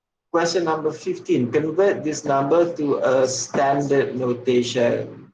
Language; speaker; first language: English; non-native, local second language; Malay